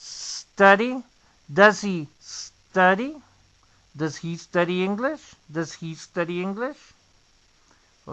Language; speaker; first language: English; non-native, fluent; Spanish